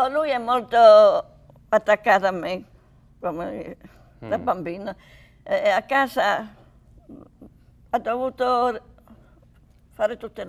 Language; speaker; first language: Italian; early bilingual, heritage; Italian